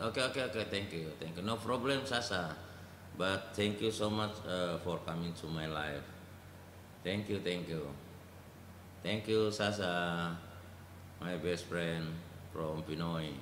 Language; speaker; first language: English; non-native, learner; Indonesian